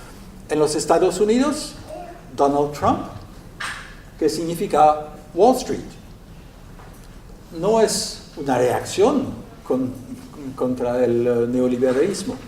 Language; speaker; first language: Spanish; non-native, learner; French